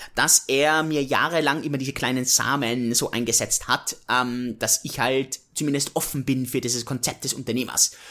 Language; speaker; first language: German; native; German